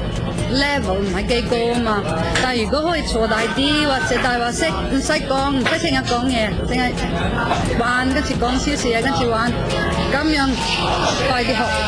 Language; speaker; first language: Cantonese; non-native, fluent; Norwegian